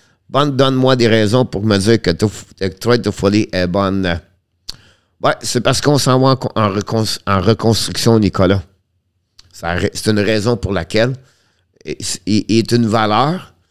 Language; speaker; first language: French; native; French